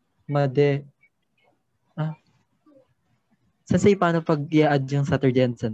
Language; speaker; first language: Japanese; non-native, learner; Filipino